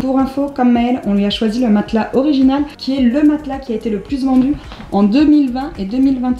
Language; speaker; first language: French; native; French